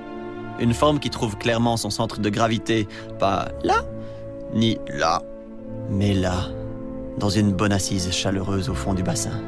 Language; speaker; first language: French; native; French